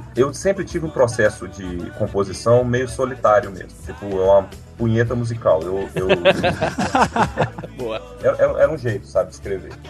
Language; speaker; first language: Portuguese; native; Portuguese